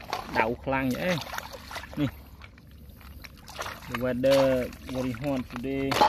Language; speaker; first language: English; non-native, learner; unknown